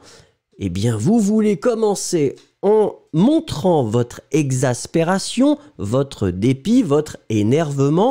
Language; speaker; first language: French; native; French